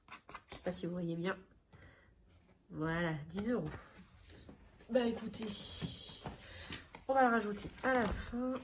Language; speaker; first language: French; native; French